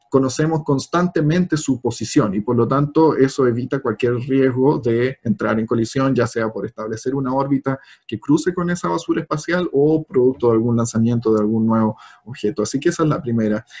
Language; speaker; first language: Spanish; native; Spanish